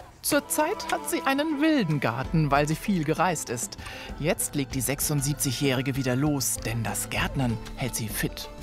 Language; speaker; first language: German; native; German